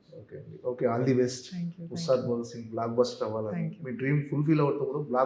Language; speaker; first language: Telugu; native; Telugu